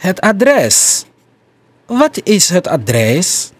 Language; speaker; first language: Dutch; non-native, fluent; Somali